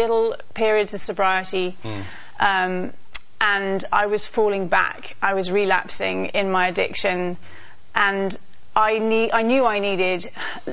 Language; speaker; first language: English; native; English